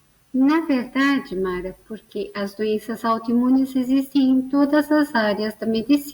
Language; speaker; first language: Portuguese; native; Portuguese